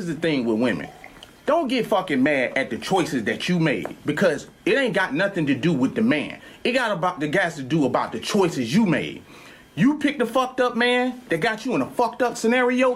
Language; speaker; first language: English; native; English